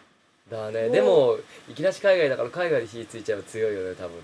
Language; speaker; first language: Japanese; native; Japanese